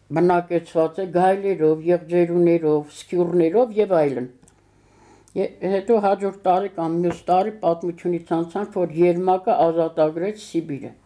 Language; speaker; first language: Armenian; native; Armenian